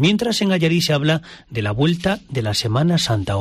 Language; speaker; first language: Spanish; native; Spanish